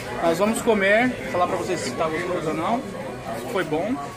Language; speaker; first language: Portuguese; native; Portuguese